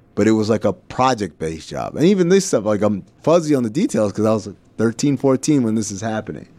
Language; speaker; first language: English; early bilingual, other home language; Arabic